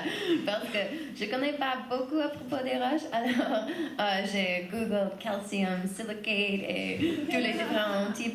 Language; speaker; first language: French; non-native, learner; English